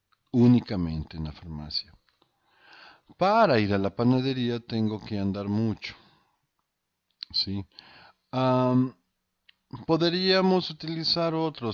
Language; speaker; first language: Spanish; non-native, fluent; Portuguese